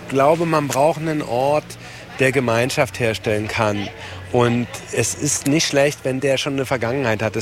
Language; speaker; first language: German; native; German